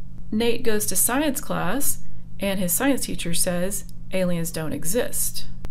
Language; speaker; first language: English; native; English